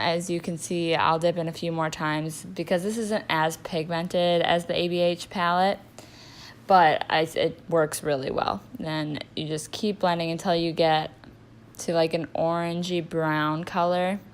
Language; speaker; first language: English; native; English